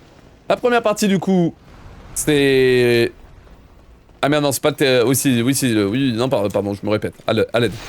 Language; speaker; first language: French; native; French